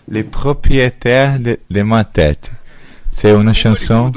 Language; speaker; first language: French; non-native, learner; Portuguese